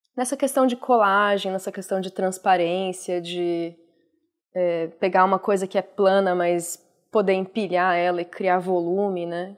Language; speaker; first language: Portuguese; native; Portuguese